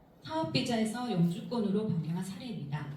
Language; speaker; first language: Korean; native; Korean